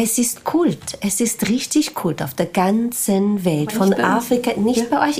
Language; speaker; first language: German; non-native, fluent; Portuguese